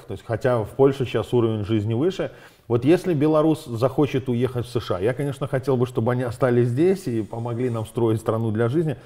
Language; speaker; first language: Russian; native; Russian